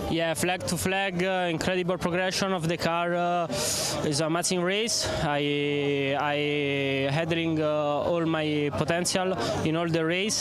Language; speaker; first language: English; non-native, learner; Italian